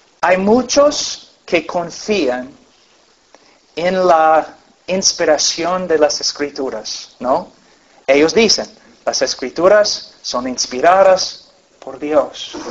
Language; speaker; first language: Spanish; non-native, fluent; English